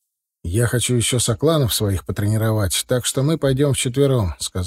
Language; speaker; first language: Russian; native; Russian